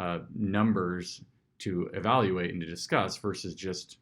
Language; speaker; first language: English; native; English